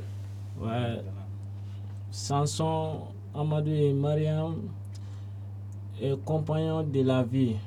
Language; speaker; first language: French; non-native, learner; Bambara